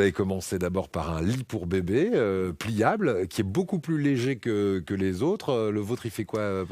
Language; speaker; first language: French; native; French